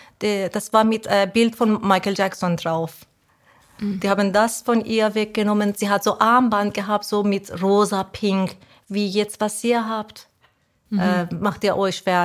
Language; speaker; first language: German; non-native, learner; Persian